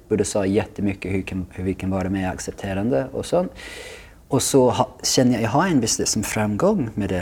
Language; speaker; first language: Swedish; non-native, fluent; English